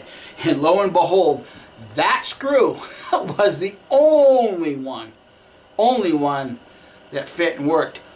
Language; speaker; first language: English; native; English